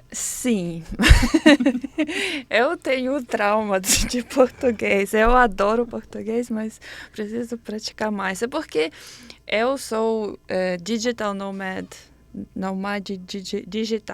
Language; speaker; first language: Portuguese; non-native, learner; Ukrainian